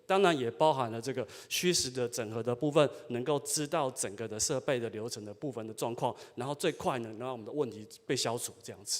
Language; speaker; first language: Chinese; native; Chinese